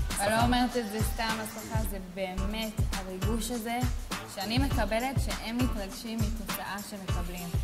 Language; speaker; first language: Hebrew; early bilingual, other home language; English